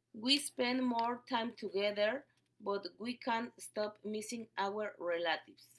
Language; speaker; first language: English; non-native, learner; Spanish